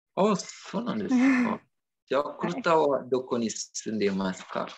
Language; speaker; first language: Japanese; non-native, fluent; Indonesian